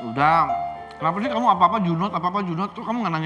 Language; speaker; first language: Indonesian; native; Indonesian